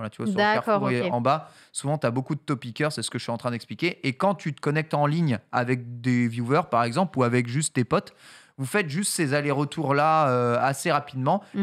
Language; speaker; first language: French; native; French